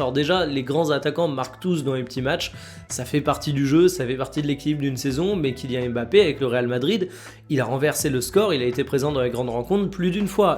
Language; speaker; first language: French; native; French